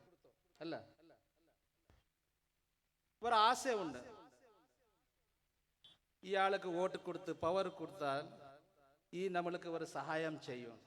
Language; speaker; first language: Malayalam; non-native, learner; Urdu